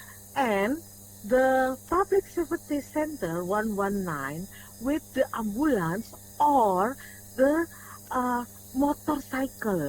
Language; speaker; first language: English; non-native, learner; Indonesian